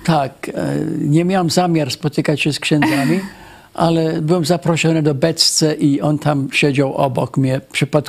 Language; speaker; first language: Polish; early bilingual, heritage; Polish